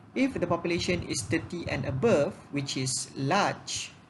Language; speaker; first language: English; non-native, local second language; Malay